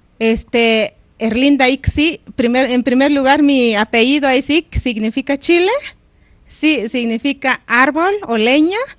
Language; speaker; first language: Spanish; non-native, local second language; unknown